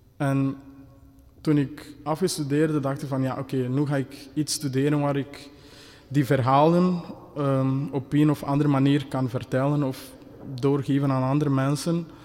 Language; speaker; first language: Dutch; non-native, fluent; Kinyarwanda